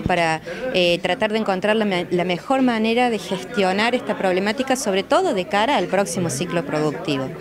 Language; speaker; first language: Spanish; native; Spanish